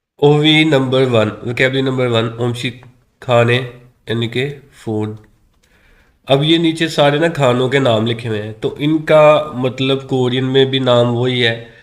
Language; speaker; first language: Urdu; non-native, local second language; Punjabi